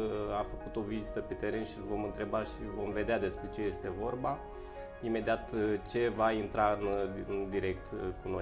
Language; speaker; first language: Romanian; native; Romanian